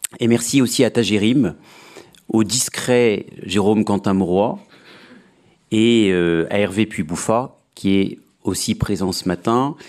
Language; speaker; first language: French; native; French